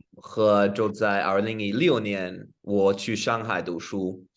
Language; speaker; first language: Chinese; non-native, learner; English